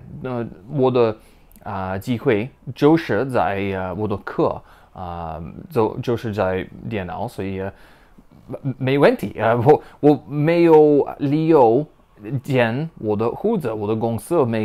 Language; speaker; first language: Chinese; non-native, learner; English